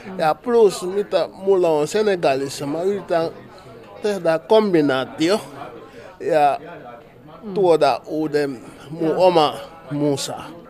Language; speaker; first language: Finnish; non-native, fluent; Mandingo